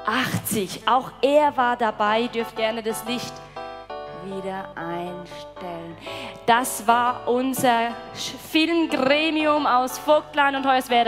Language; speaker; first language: German; native; German